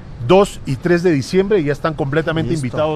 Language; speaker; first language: Spanish; native; Spanish